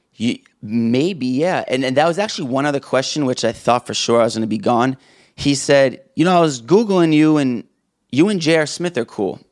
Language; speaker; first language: English; native; English